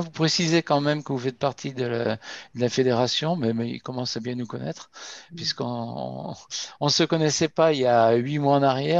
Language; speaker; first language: French; native; French